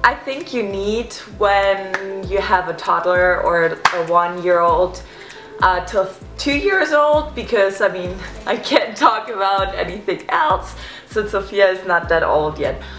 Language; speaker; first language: English; non-native, fluent; German